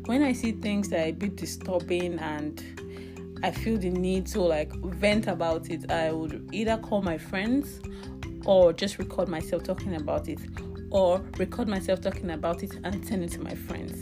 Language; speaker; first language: English; non-native, local second language; Yoruba